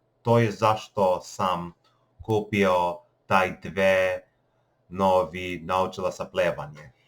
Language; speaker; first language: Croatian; non-native, learner; English